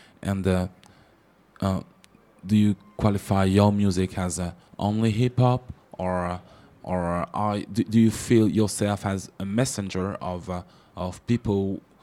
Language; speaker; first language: English; non-native, learner; French